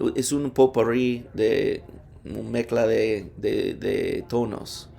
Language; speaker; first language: Spanish; non-native, learner; English